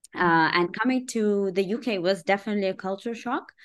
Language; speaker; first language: English; early bilingual, other home language; Persian